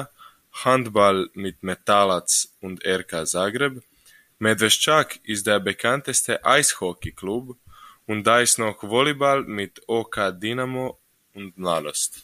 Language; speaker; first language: German; non-native, learner; Croatian